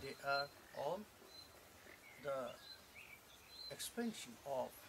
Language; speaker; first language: English; non-native, local second language; Bangla